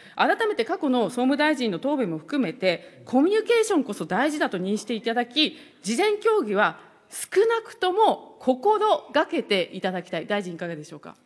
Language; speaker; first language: Japanese; native; Japanese